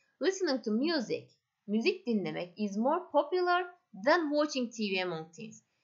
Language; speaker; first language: English; non-native, fluent; Turkish